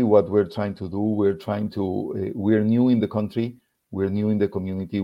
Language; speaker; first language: English; non-native, fluent; Spanish